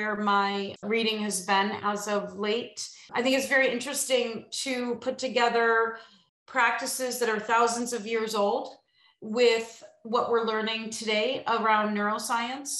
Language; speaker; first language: English; native; English